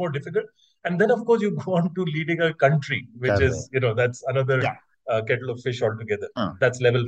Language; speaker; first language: English; non-native, local second language; Hindi